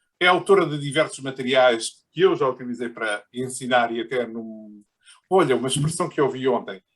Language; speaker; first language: Portuguese; native; Portuguese